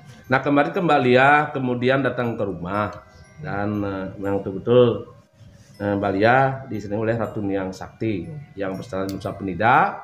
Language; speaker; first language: Indonesian; non-native, local second language; Balinese